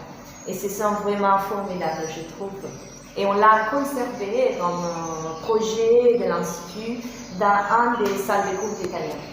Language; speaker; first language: French; non-native, fluent; Italian